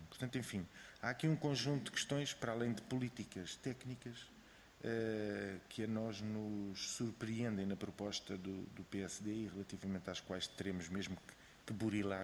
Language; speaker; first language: Portuguese; native; Portuguese